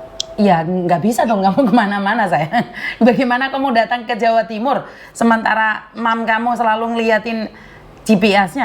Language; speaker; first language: Indonesian; non-native, local second language; Javanese